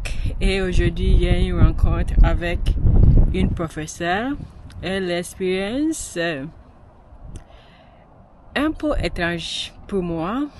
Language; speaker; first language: French; non-native, learner; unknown